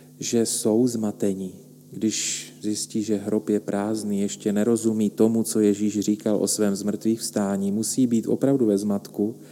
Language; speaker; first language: Czech; native; Czech